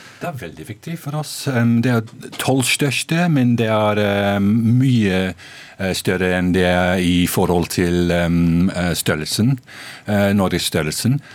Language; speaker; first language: Norwegian; non-native, fluent; English